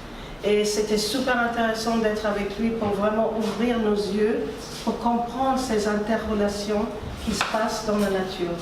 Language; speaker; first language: French; non-native, fluent; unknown